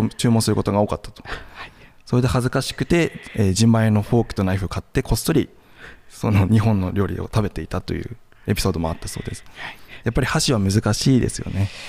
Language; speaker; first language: Japanese; native; Japanese